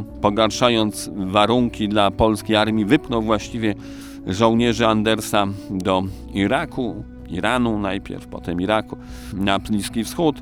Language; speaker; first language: Polish; native; Polish